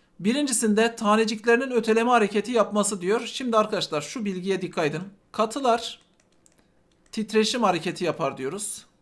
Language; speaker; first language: Turkish; native; Turkish